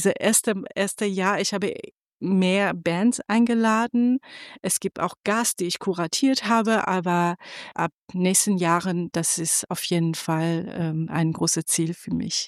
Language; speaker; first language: German; non-native, fluent; Persian